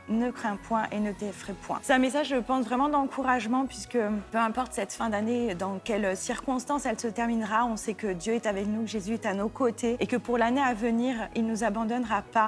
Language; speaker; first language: French; native; French